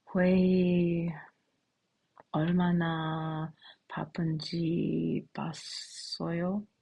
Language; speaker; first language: Korean; non-native, learner; English